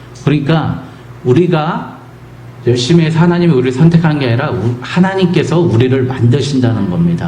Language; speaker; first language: Korean; native; Korean